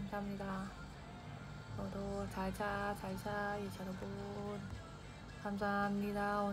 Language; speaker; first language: Korean; non-native, learner; Indonesian